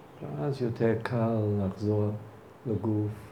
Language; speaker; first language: Hebrew; non-native, fluent; English